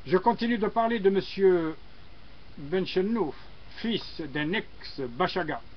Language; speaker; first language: French; non-native, local second language; Arabic